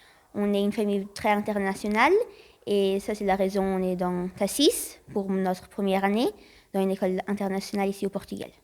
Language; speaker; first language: French; early bilingual, heritage; French